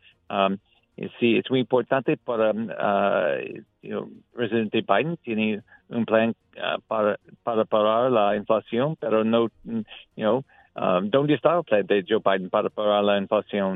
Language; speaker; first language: Spanish; non-native, learner; English